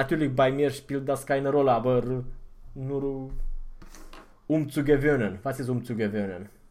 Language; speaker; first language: German; non-native, fluent; Romanian